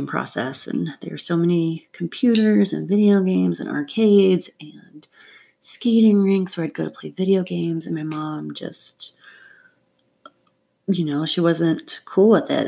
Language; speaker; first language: English; native; English